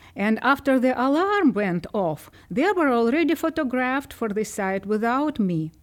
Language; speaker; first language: English; non-native, fluent; Ukrainian